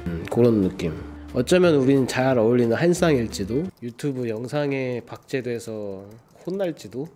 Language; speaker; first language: Korean; native; Korean